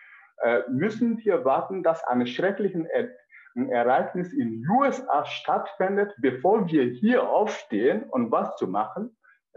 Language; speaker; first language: German; non-native, fluent; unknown